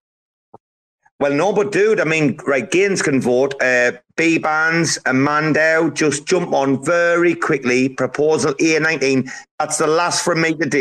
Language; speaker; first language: English; native; English